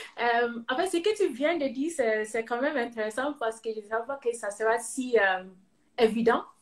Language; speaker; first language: French; non-native, fluent; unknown